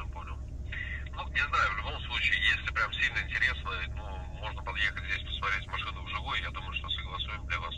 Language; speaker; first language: Russian; native; Russian